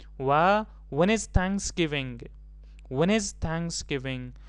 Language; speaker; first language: English; non-native, fluent; Persian